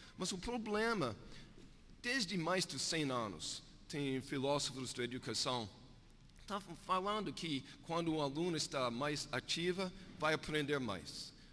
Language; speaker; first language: Portuguese; non-native, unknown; English